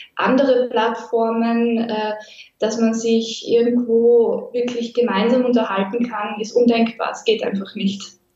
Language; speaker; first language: German; native; German